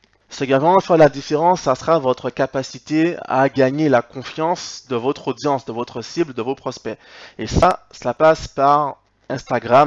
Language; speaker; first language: French; native; French